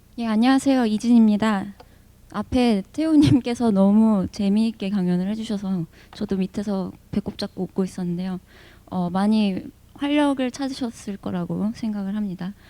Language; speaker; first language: Korean; early bilingual, heritage; Korean